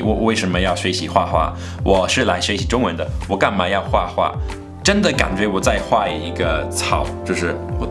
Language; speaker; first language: Chinese; non-native, fluent; English